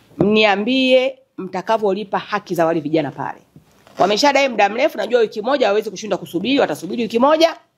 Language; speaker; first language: Swahili; native; Swahili